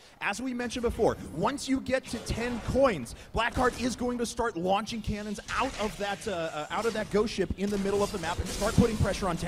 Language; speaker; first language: English; native; English